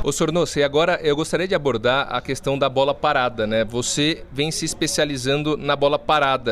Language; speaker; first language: Portuguese; native; Portuguese